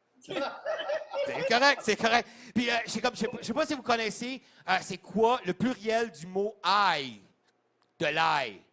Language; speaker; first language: French; non-native, local second language; English